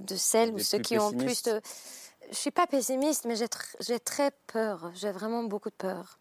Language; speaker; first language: French; non-native, fluent; Persian